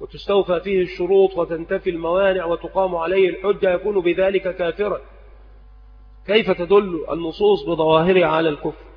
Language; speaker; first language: Arabic; native; Arabic